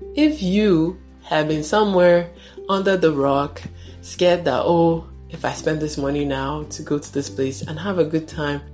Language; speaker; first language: English; non-native, local second language; Yoruba